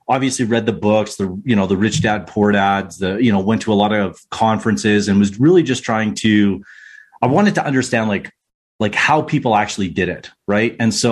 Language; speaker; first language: English; native; English